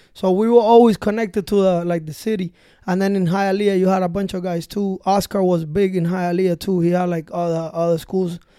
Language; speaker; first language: English; early bilingual, other home language; Spanish